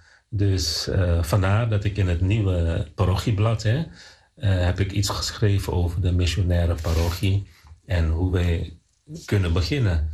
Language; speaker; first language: Dutch; non-native, fluent; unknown